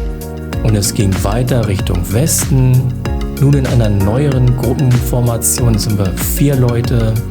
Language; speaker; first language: German; native; German